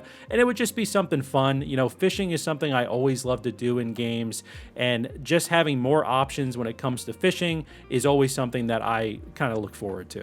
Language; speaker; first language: English; native; English